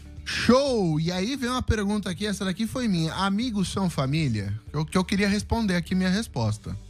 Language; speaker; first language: Portuguese; native; Portuguese